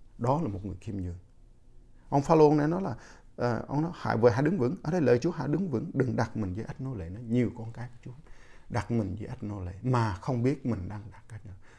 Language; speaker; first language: Vietnamese; non-native, local second language; Jarai